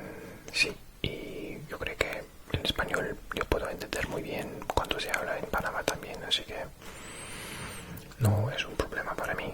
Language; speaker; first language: Spanish; non-native, fluent; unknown